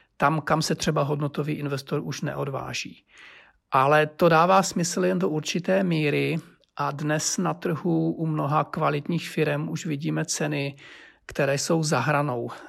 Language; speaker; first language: Czech; native; Czech